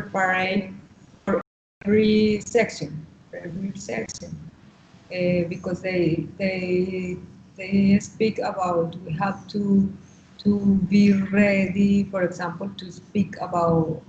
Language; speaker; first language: English; non-native, learner; Spanish